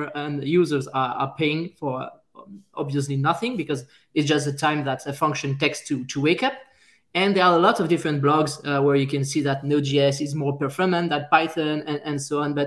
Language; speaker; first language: English; non-native, fluent; French